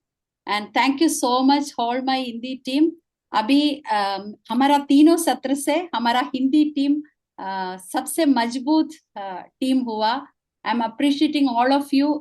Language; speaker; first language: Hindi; non-native, local second language; Malayalam